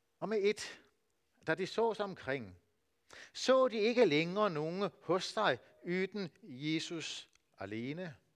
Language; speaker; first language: Danish; native; Danish